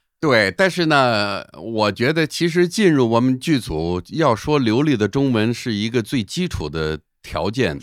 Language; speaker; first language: Chinese; non-native, fluent; English